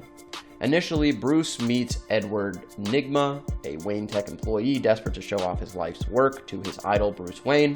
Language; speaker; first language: English; native; English